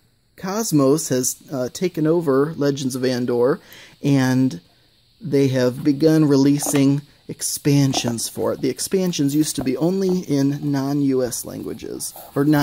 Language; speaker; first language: English; native; English